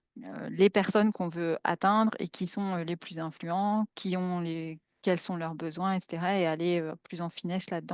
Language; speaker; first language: French; native; French